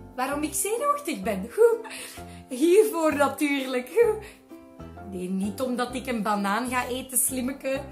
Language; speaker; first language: Dutch; native; Dutch